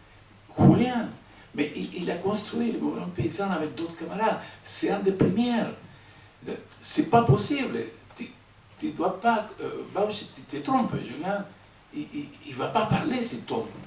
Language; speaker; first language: French; non-native, fluent; Spanish